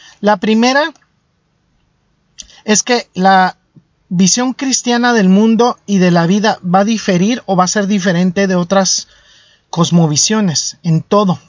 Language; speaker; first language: Spanish; native; Spanish